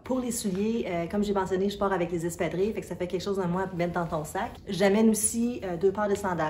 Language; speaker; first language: French; native; French